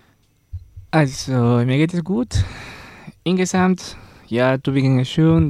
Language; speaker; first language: German; non-native, learner; Spanish